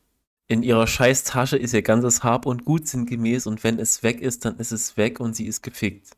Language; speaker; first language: German; native; German